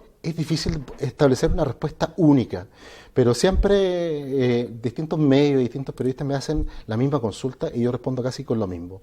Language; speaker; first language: Spanish; native; Spanish